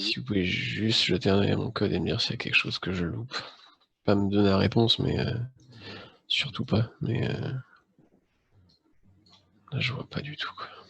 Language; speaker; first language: French; native; French